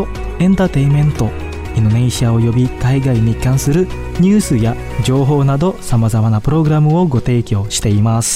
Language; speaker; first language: Japanese; non-native, fluent; Indonesian